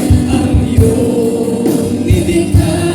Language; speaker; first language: Filipino; native; Filipino